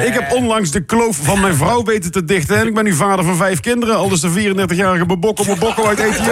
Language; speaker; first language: Dutch; native; Dutch